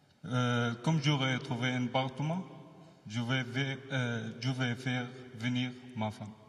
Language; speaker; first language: French; non-native, learner; Arabic